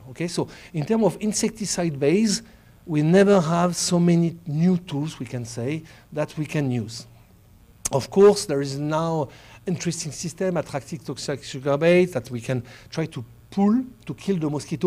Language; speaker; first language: English; non-native, fluent; French